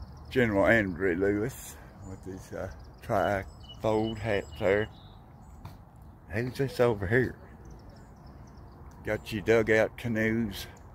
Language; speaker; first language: English; native; English